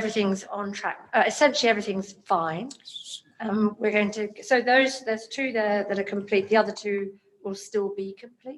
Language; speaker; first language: English; native; English